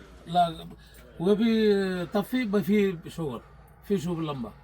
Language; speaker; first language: Arabic; non-native, learner; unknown